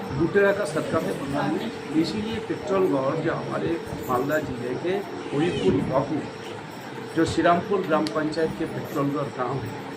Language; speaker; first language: Hindi; non-native, local second language; Santali